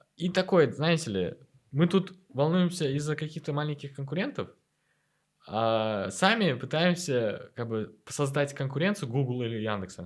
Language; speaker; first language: Russian; non-native, local second language; Uzbek